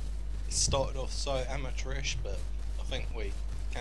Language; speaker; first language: English; native; English